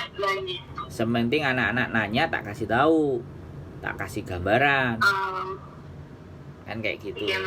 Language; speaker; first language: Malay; non-native, local second language; Javanese